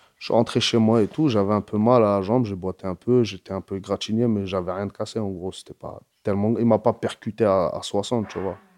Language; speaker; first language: French; early bilingual, other home language; Arabic